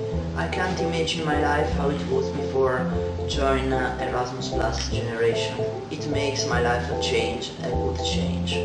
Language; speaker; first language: English; non-native, learner; Italian